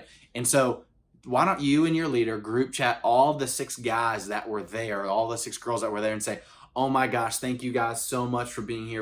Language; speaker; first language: English; native; English